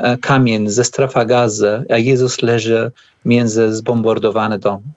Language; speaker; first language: Polish; non-native, learner; Arabic